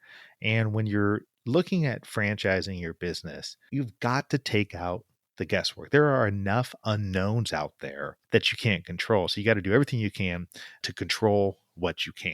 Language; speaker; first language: English; native; English